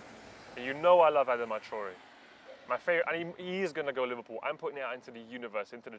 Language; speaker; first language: English; early bilingual, other home language; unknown